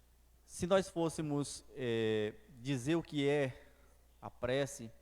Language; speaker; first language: Portuguese; native; Portuguese